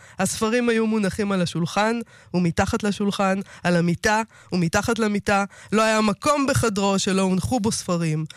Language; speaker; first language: Hebrew; native; Hebrew